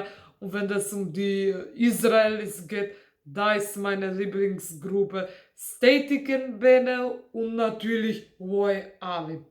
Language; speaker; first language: German; non-native, fluent; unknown